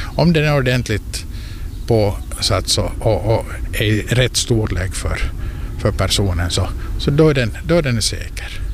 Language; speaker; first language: Swedish; native; Swedish